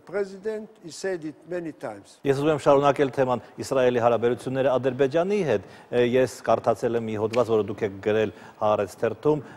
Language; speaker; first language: Armenian; native; Armenian